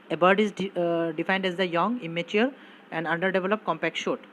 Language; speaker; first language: English; non-native, local second language; Assamese